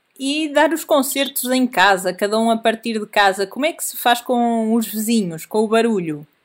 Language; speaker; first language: Portuguese; native; Portuguese